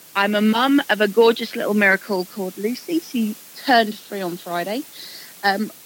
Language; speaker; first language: English; native; English